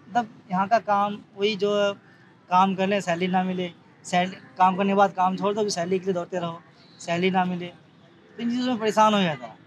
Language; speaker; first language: Hindi; native; Hindi